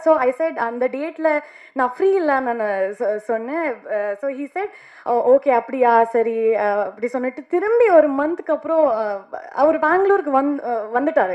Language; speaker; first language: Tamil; non-native, learner; Kannada